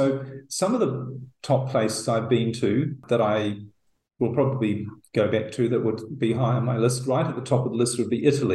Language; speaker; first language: English; native; English